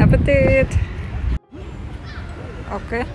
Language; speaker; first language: German; non-native, learner; Indonesian